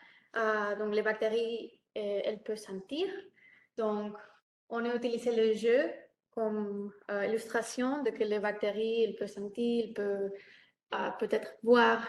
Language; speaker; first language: French; non-native, learner; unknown